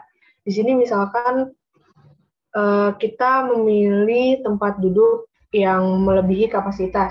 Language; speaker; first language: Indonesian; native; Indonesian